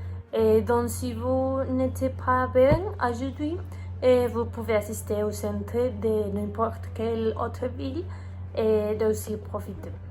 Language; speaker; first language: French; non-native, learner; Spanish